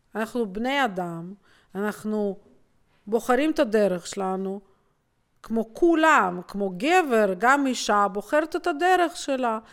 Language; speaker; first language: Hebrew; non-native, fluent; Russian